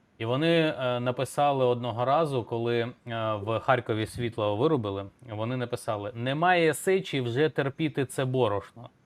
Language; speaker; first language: Ukrainian; non-native, local second language; Russian